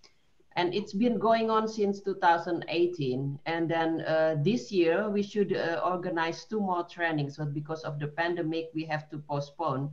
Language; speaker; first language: English; non-native, fluent; Indonesian